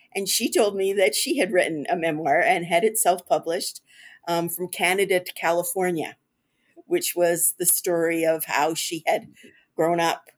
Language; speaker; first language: English; native; English